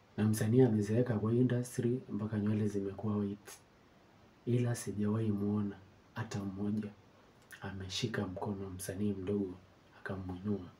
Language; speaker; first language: Swahili; non-native, local second language; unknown